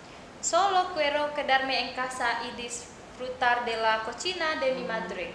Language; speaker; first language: Spanish; non-native, learner; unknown